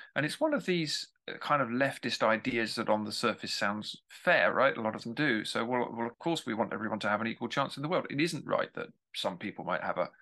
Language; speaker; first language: English; native; English